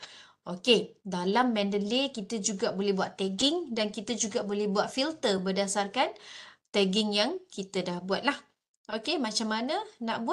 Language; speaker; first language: Malay; native; Malay